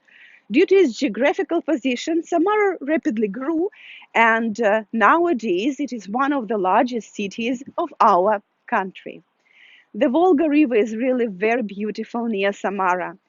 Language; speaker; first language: English; non-native, fluent; Russian